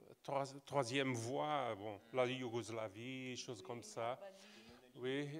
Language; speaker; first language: French; non-native, fluent; Portuguese